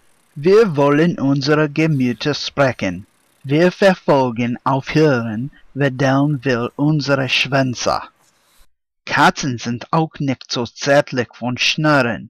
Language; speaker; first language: German; non-native, learner; English